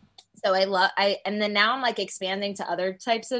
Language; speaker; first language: English; native; English